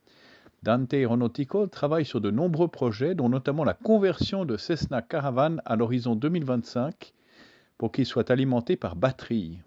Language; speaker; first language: French; native; French